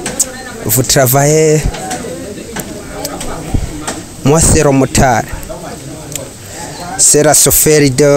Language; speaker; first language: French; non-native, learner; Rundi